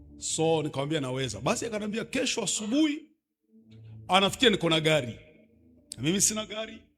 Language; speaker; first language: Swahili; non-native, local second language; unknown